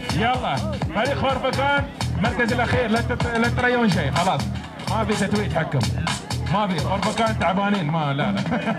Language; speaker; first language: Arabic; native; Arabic